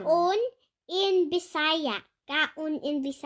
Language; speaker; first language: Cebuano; early bilingual, heritage; English